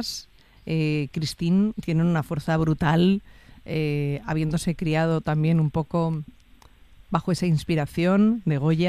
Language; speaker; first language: Spanish; native; Spanish